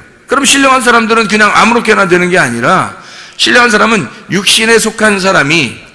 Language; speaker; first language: Korean; native; Korean